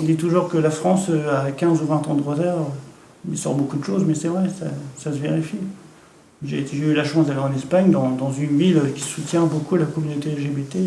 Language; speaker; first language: French; native; French